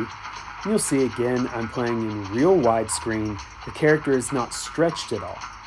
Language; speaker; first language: English; native; English